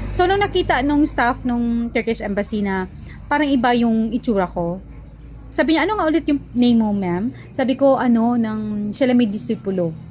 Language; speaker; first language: Filipino; non-native, local second language; Cebuano